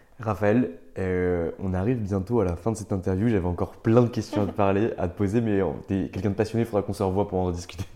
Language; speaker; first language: French; native; French